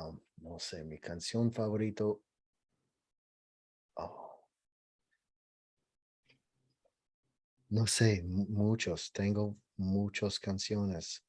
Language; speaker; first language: Spanish; non-native, learner; English